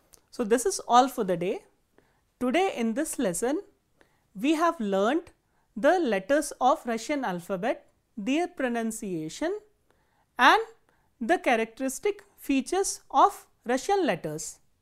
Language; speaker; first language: English; non-native, local second language; Hindi